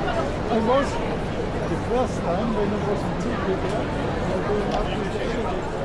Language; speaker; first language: English; non-native, learner; German